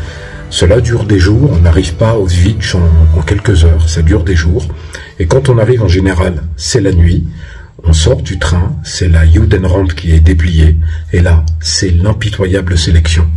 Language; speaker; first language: French; native; French